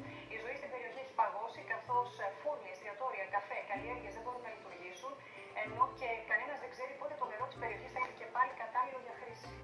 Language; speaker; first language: Greek; native; Greek